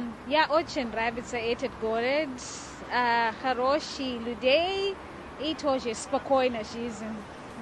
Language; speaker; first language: Russian; non-native, learner; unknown